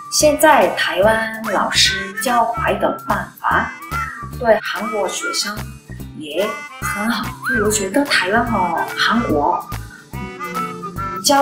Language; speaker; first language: Chinese; non-native, learner; Korean